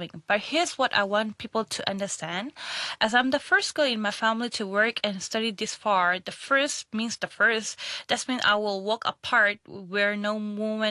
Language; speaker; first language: English; non-native, local second language; Urdu